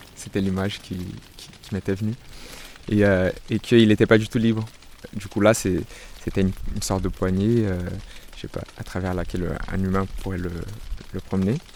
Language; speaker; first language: French; non-native, fluent; Portuguese